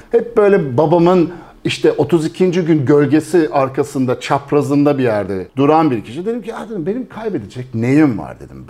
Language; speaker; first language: Turkish; early bilingual, heritage; Turkish